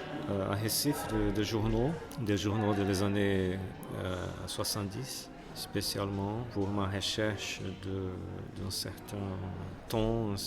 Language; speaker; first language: French; non-native, fluent; Portuguese